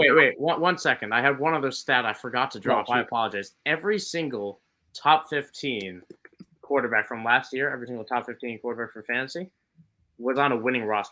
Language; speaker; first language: English; native; English